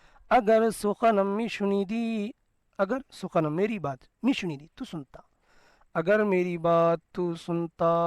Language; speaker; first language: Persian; non-native, fluent; Urdu